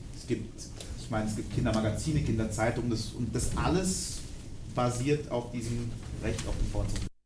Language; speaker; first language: German; non-native, fluent; Arabic